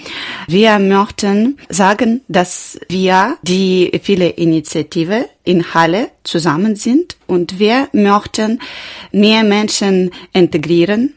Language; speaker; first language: German; non-native, learner; Ukrainian